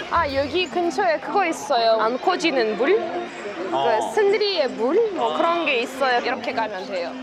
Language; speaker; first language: Korean; non-native, fluent; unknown